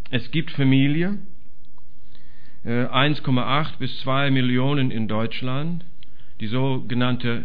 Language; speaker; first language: German; non-native, fluent; English